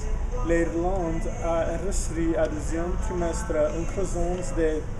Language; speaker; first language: French; non-native, learner; English